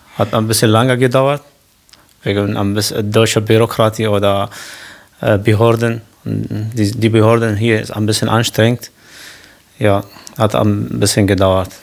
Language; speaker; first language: German; non-native, learner; Kurdish